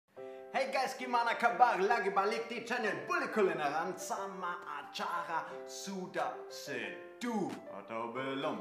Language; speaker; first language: Indonesian; non-native, fluent; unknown